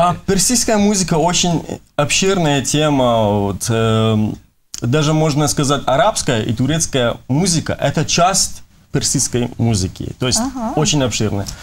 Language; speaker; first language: Russian; non-native, fluent; Persian